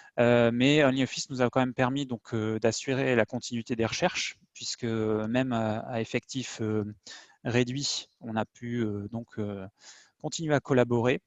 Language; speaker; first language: French; native; French